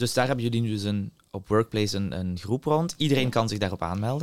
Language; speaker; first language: Dutch; non-native, local second language; French